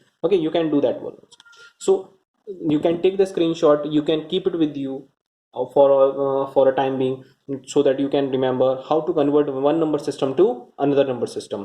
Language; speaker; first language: English; non-native, local second language; Hindi